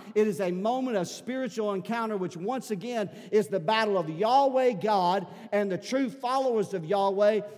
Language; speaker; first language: English; native; English